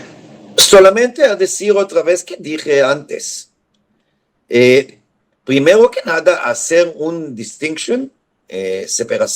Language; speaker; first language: Spanish; non-native, fluent; Hebrew